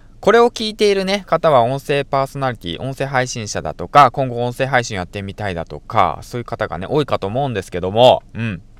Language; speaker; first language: Japanese; native; Japanese